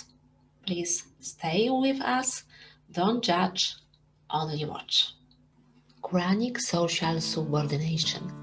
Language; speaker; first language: English; non-native, fluent; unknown